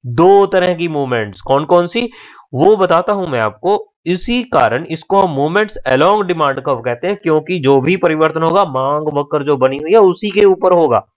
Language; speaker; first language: Hindi; native; Hindi